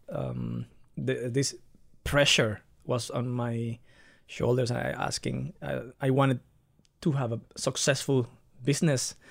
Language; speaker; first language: English; non-native, fluent; Spanish